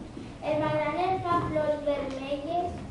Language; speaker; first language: Catalan; non-native, local second language; Spanish